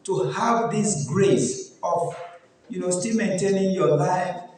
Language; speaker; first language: English; non-native, local second language; Yoruba